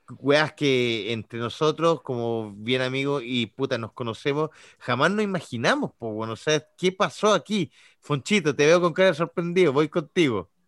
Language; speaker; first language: Spanish; native; Spanish